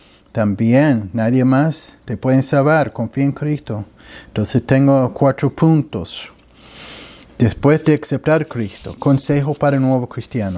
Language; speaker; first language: Spanish; non-native, learner; English